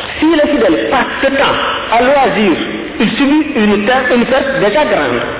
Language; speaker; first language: French; non-native, local second language; Wolof